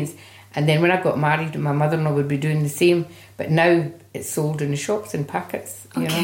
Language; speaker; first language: English; native; English